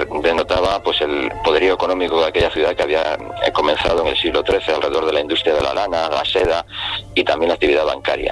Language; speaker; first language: Spanish; native; Spanish